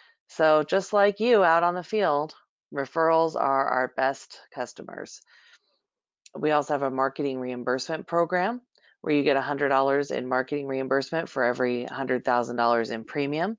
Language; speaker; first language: English; native; English